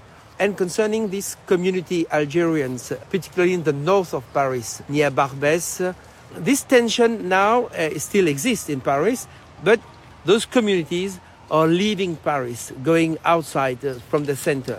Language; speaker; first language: English; non-native, fluent; French